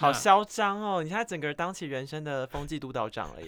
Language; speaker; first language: Chinese; native; Chinese